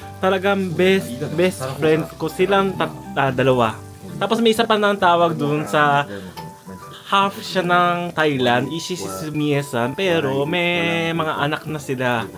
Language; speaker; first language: Filipino; early bilingual, heritage; Japanese